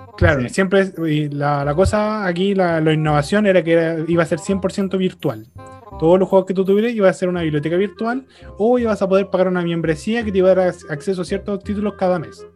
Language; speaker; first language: Spanish; native; Spanish